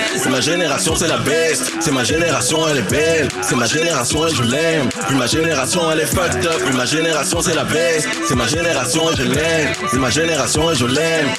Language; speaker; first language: French; non-native, local second language; Baoulé